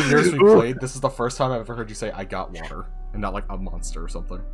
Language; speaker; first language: English; native; English